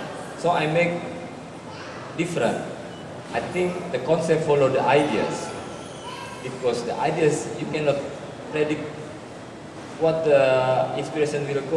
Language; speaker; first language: English; non-native, learner; Indonesian